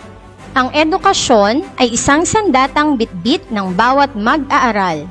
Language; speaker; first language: Filipino; native; Filipino